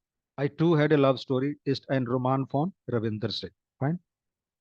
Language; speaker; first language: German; non-native, fluent; Hindi